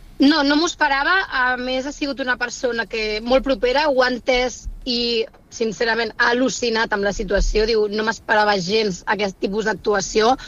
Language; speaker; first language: Catalan; non-native, local second language; Spanish